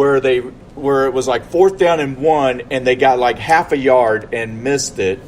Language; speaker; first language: English; native; English